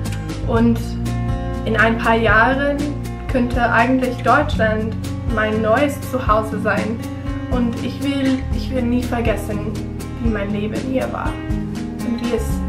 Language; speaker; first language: German; non-native, learner; English